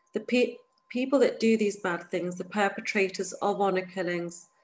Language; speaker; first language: English; native; English